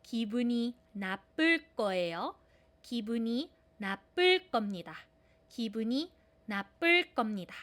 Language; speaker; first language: Korean; non-native, fluent; Filipino